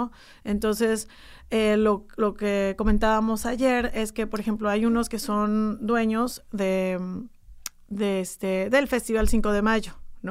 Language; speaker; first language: Spanish; native; Spanish